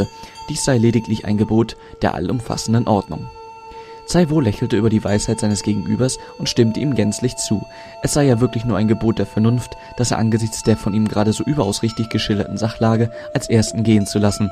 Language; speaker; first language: German; native; German